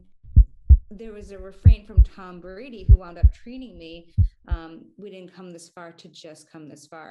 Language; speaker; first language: English; native; English